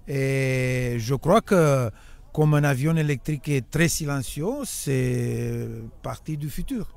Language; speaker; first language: French; non-native, fluent; Romanian